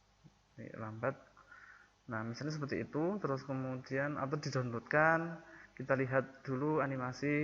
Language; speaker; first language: Indonesian; native; Indonesian